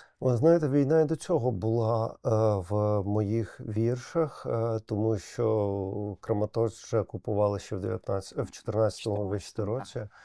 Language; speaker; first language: Ukrainian; non-native, local second language; Russian